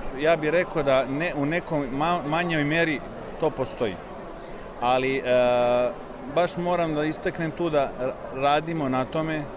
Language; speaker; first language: Serbian; early bilingual, heritage; Serbian